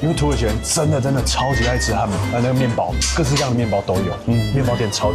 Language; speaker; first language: Chinese; native; Chinese